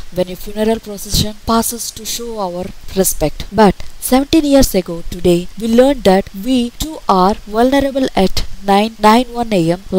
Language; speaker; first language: English; native; English